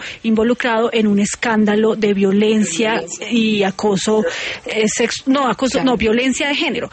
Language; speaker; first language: Spanish; native; Spanish